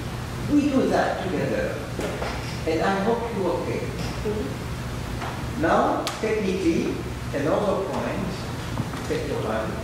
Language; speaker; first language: English; non-native, learner; French